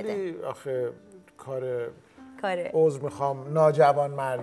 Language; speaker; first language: Persian; native; Persian